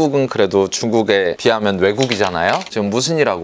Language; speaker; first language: Korean; native; Korean